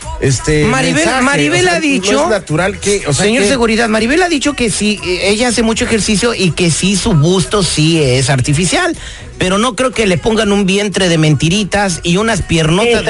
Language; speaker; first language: Spanish; native; Spanish